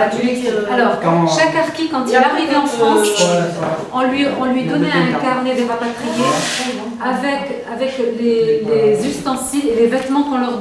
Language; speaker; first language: French; native; French